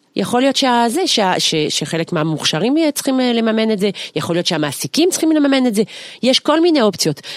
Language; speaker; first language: Hebrew; non-native, fluent; French